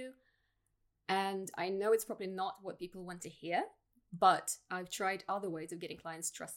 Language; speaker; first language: English; non-native, fluent; Russian